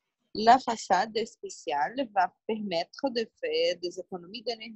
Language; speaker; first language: French; non-native, learner; Portuguese